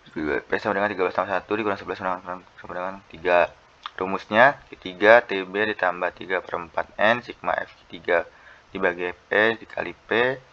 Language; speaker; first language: Indonesian; native; Indonesian